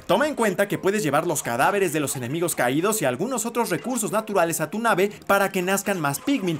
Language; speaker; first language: Spanish; native; Spanish